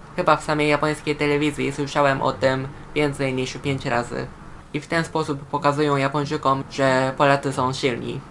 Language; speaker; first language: Polish; non-native, fluent; Japanese